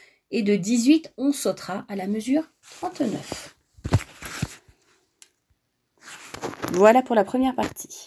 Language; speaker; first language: French; native; French